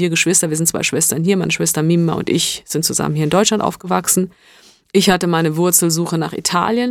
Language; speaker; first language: German; early bilingual, other home language; Italian